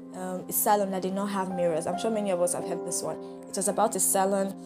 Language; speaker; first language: English; non-native, local second language; Yoruba